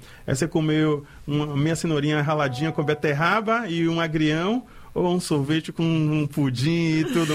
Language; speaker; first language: Portuguese; native; Portuguese